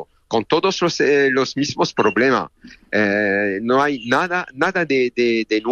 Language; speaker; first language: Spanish; non-native, learner; French